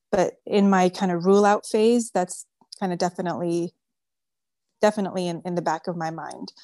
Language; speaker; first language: English; early bilingual, other home language; French